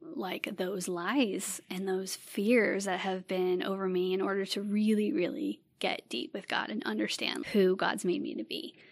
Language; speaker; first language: English; native; English